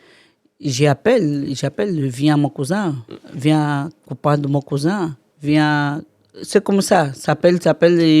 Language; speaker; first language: French; non-native, learner; Portuguese